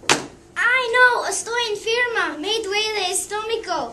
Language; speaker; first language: Spanish; non-native, learner; English